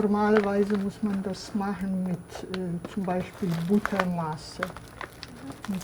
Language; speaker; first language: German; non-native, fluent; Polish